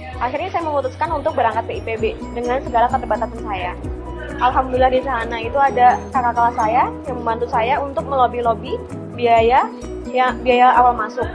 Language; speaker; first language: Indonesian; native; Indonesian